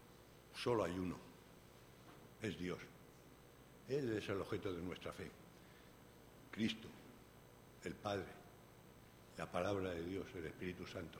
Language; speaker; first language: Spanish; native; Spanish